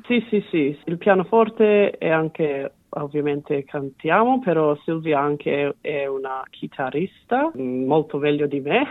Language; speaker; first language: Italian; non-native, fluent; English